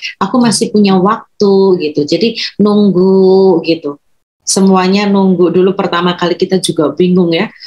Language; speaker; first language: Indonesian; native; Indonesian